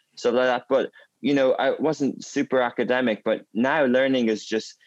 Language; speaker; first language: English; native; English